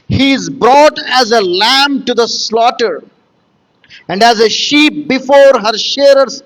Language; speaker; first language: English; non-native, local second language; Telugu